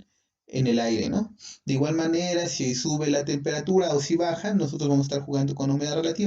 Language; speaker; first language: Spanish; native; Spanish